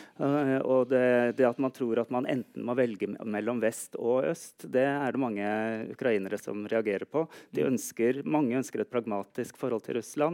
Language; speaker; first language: Norwegian; native; Norwegian